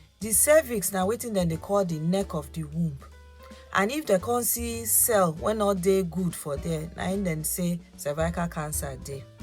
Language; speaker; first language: Nigerian Pidgin; non-native, local second language; Yoruba